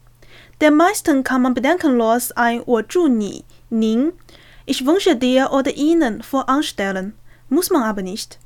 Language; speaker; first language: German; non-native, learner; Chinese